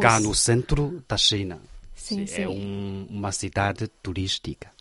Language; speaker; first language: Portuguese; non-native, learner; Chinese